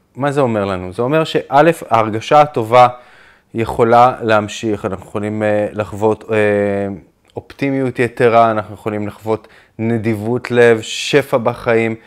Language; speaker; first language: Hebrew; native; Hebrew